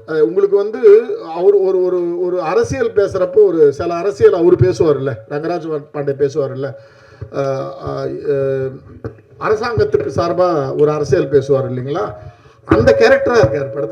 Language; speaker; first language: Tamil; native; Tamil